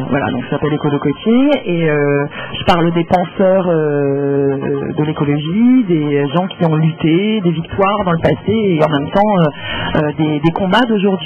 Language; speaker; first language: French; native; French